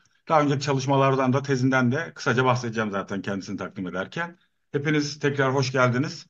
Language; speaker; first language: Turkish; native; Turkish